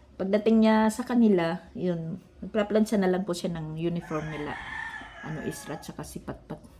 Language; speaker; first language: Filipino; non-native, local second language; Waray